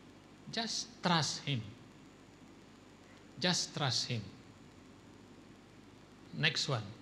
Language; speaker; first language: English; non-native, local second language; Malay